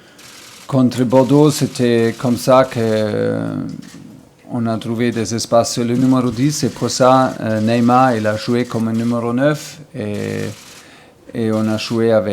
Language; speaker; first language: French; non-native, learner; German